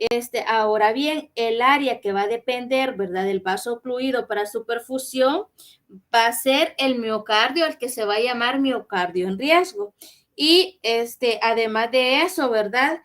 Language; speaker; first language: Spanish; native; Spanish